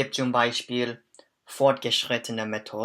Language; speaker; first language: German; non-native, learner; English